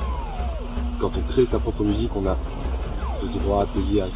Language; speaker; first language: French; native; French